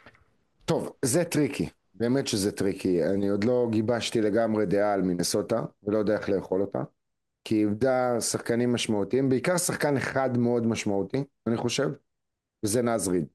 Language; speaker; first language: Hebrew; native; Hebrew